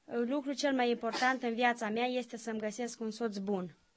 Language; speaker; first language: Romanian; native; Romanian